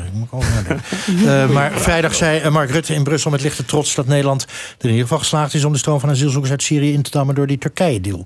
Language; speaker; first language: Dutch; native; Dutch